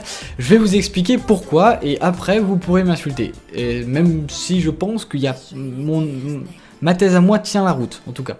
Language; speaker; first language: French; native; French